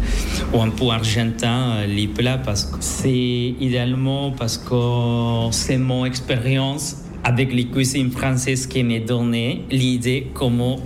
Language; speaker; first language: French; non-native, learner; Spanish